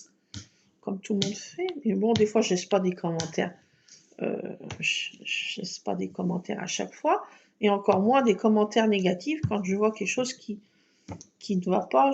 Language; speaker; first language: French; native; French